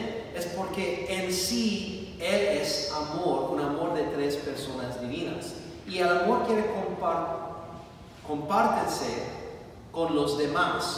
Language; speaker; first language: Spanish; non-native, fluent; English